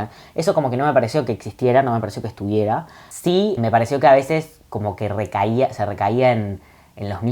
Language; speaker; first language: Spanish; native; Spanish